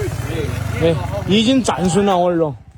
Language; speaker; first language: Chinese; native; Chinese